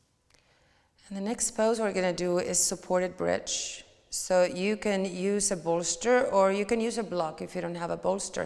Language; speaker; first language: English; non-native, fluent; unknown